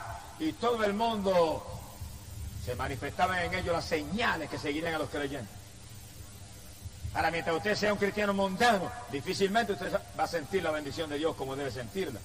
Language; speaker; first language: Spanish; native; Spanish